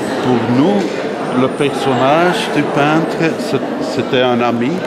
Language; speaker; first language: French; non-native, local second language; Dutch